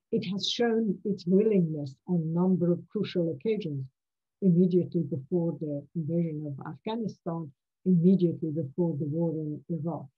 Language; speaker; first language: English; non-native, fluent; Persian